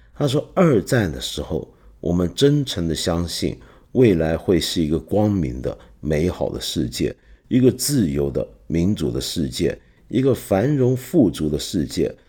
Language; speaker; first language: Chinese; non-native, local second language; Cantonese